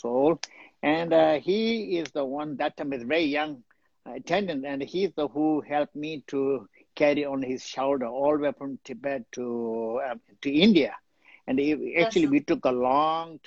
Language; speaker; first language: English; non-native, local second language; Tibetan